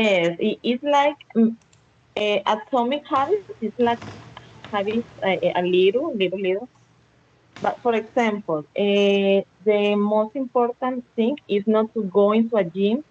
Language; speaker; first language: English; non-native, learner; Spanish